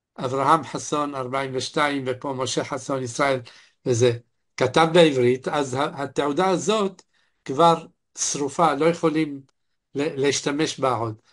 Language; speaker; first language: Hebrew; non-native, fluent; Arabic